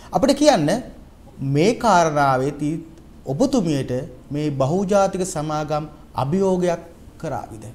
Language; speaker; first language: Sinhala; native; Sinhala